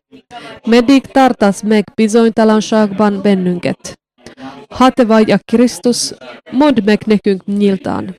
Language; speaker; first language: Hungarian; non-native, learner; Finnish